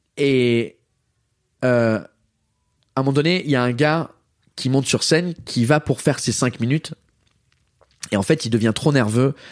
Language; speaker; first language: French; early bilingual, heritage; English